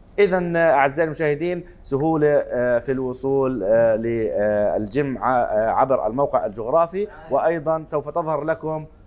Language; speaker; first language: Arabic; native; Arabic